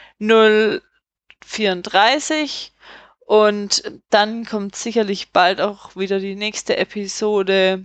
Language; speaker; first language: German; native; German